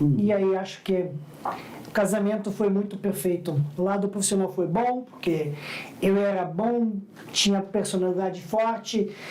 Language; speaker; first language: Portuguese; non-native, fluent; Serbian